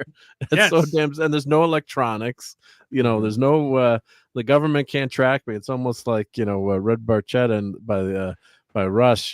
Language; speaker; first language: English; native; English